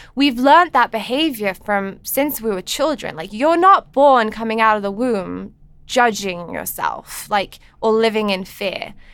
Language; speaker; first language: English; native; English